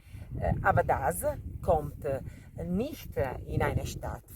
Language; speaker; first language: German; non-native, fluent; Italian